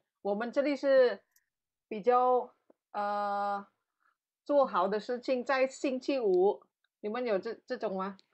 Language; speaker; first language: Chinese; non-native, fluent; Indonesian